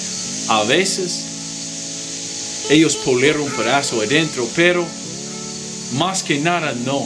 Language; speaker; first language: Spanish; non-native, learner; English